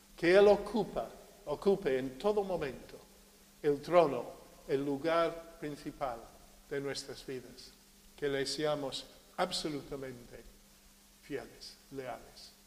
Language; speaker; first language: Spanish; non-native, fluent; English